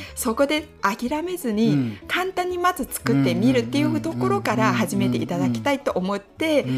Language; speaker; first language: Japanese; non-native, fluent; Korean